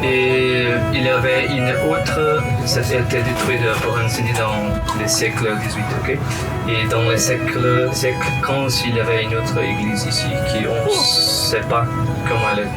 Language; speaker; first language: French; non-native, learner; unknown